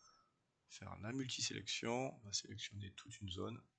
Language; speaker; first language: French; native; French